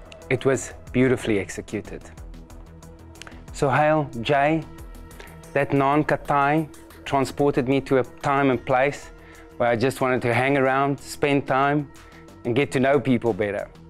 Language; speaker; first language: English; non-native, local second language; Afrikaans